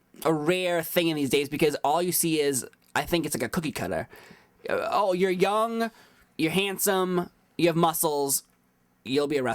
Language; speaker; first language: English; native; English